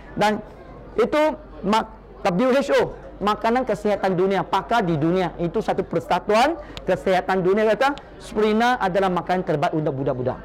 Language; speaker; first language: Malay; non-native, local second language; Chinese